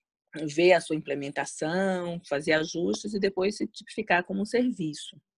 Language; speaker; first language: Portuguese; native; Portuguese